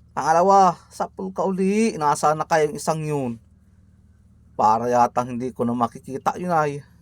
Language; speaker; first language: Filipino; non-native, local second language; Cebuano